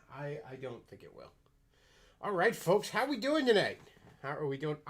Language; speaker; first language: English; native; English